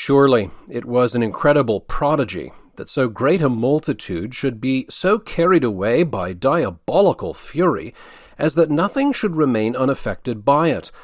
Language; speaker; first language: English; native; English